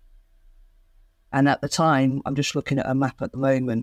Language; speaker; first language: English; native; English